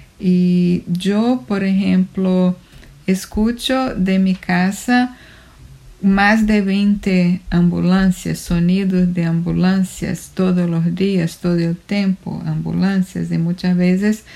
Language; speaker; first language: Spanish; non-native, fluent; Portuguese